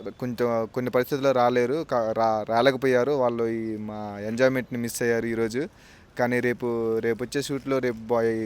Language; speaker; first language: Telugu; native; Telugu